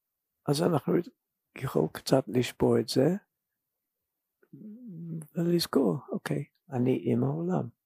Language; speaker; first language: Hebrew; non-native, fluent; English